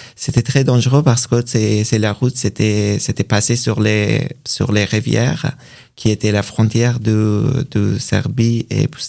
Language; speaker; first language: French; non-native, learner; Persian